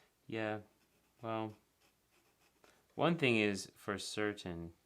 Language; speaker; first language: English; native; English